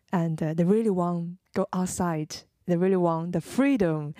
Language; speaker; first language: English; non-native, fluent; Chinese